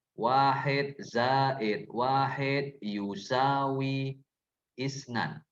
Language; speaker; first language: Arabic; non-native, fluent; Indonesian